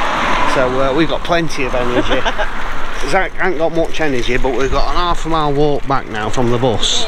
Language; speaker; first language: English; native; English